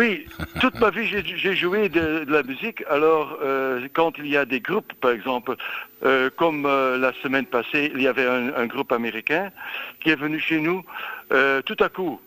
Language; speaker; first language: French; non-native, local second language; Dutch